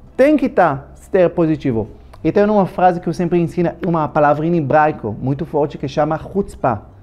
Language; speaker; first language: Portuguese; non-native, fluent; Hebrew